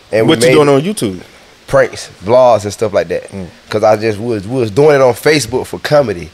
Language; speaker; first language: English; native; English